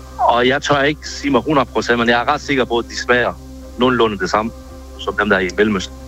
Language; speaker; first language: Danish; early bilingual, other home language; Kurdish